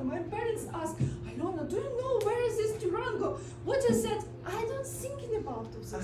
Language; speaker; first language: English; non-native, learner; Russian